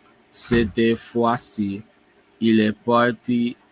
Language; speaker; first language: French; non-native, learner; English